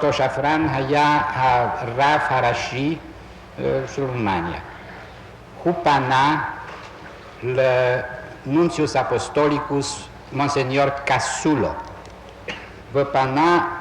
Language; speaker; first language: Hebrew; non-native, fluent; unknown